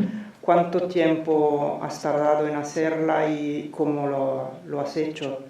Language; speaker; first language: Spanish; non-native, fluent; Italian